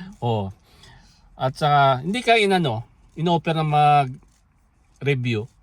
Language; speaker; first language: Filipino; non-native, local second language; Hiligaynon